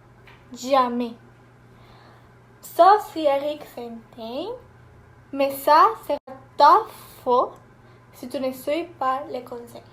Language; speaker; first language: French; non-native, learner; Spanish